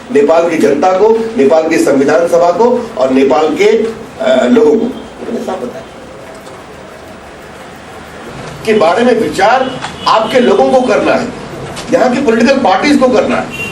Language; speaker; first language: Hindi; native; Hindi